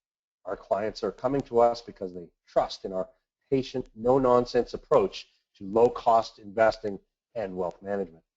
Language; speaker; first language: English; native; English